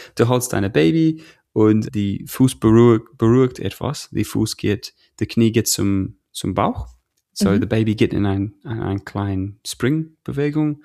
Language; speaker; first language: German; non-native, fluent; English